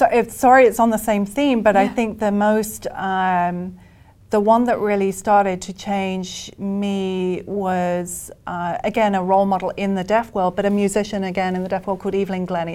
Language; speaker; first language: English; native; English